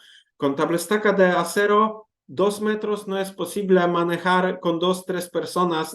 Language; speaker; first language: Spanish; non-native, learner; Polish